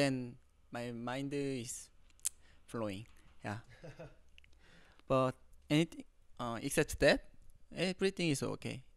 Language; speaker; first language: English; non-native, learner; Korean